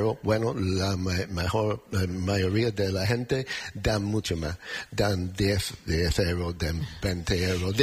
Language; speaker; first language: Spanish; non-native, learner; English